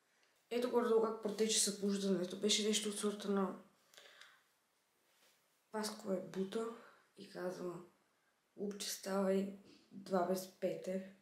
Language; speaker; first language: Bulgarian; native; Bulgarian